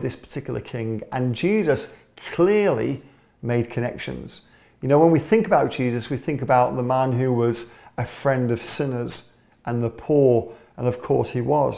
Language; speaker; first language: English; native; English